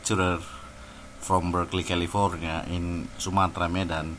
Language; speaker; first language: English; non-native, learner; Indonesian